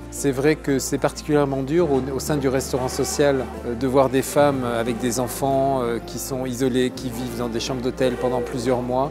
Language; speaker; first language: French; native; French